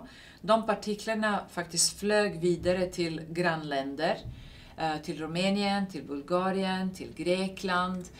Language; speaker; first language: Swedish; non-native, fluent; Serbian